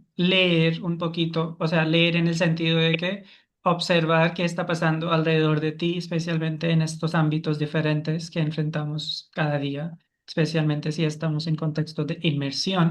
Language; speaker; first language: Spanish; non-native, fluent; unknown